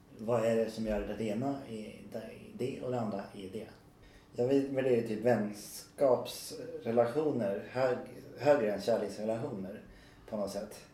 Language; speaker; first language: Swedish; native; Swedish